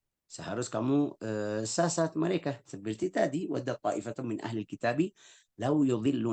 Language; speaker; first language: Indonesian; non-native, fluent; Arabic